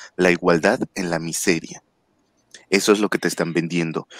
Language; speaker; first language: Spanish; native; Spanish